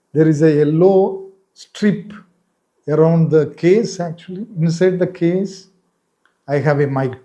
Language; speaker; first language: English; non-native, local second language; Tamil